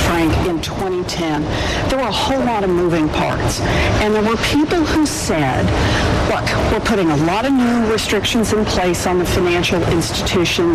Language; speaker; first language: English; native; English